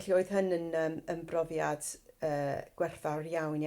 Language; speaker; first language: Welsh; non-native, fluent; English